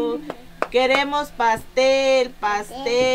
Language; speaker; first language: Spanish; native; Spanish